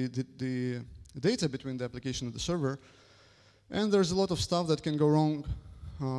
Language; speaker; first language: English; non-native, fluent; Russian